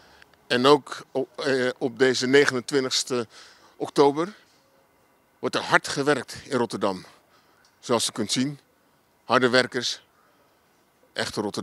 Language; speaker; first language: Dutch; native; Dutch